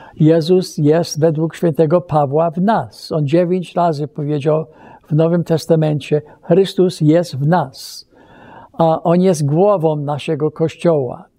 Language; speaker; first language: Polish; early bilingual, heritage; Polish